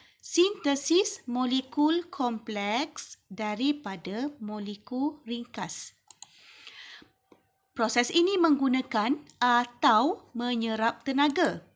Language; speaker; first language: Malay; native; Malay